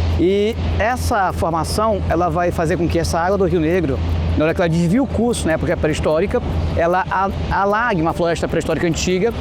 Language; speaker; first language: Portuguese; native; Portuguese